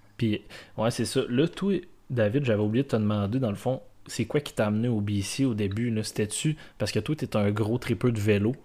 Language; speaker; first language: French; native; French